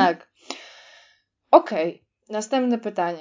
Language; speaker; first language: Polish; non-native, fluent; Russian